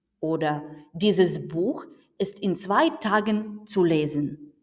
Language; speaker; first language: German; non-native, fluent; Ukrainian